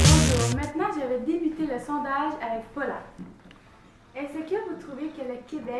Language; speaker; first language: French; native; French